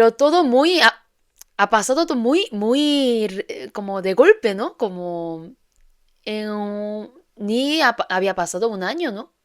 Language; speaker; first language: Spanish; non-native, fluent; Korean